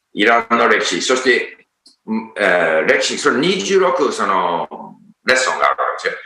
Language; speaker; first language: Japanese; non-native, fluent; English